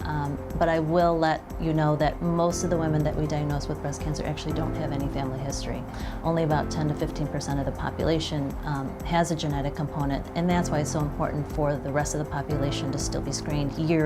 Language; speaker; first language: English; native; English